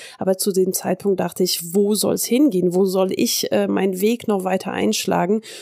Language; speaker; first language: German; early bilingual, heritage; French